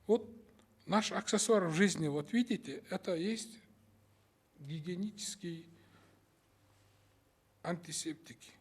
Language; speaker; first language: Russian; non-native, local second language; Kyrgyz